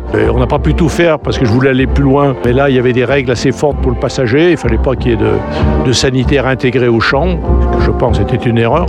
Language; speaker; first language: French; native; French